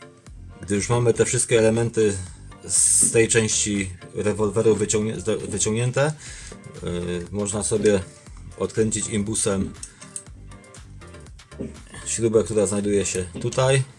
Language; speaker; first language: Polish; native; Polish